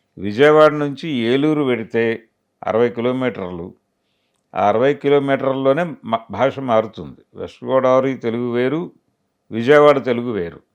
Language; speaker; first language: Telugu; native; Telugu